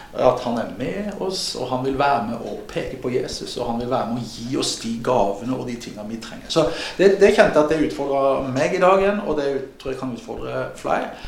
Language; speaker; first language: Norwegian; native; Norwegian